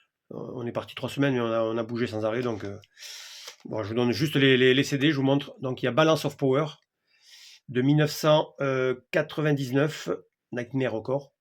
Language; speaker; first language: French; native; French